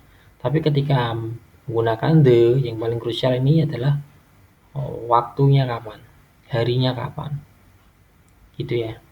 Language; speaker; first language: Indonesian; native; Indonesian